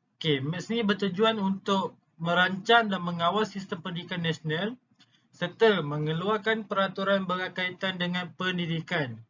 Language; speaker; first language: Malay; native; Malay